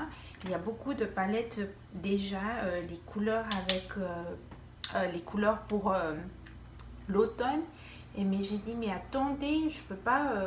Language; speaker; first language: French; non-native, fluent; Spanish